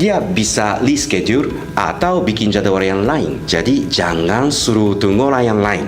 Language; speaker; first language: Indonesian; non-native, fluent; Japanese